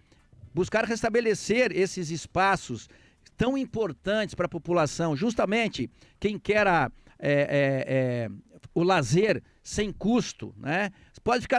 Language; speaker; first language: Portuguese; native; Portuguese